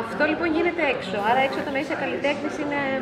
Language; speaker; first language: Greek; native; Greek